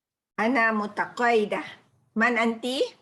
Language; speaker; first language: Arabic; non-native, learner; Malay